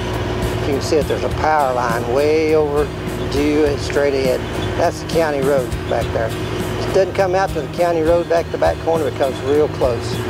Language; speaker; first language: English; native; English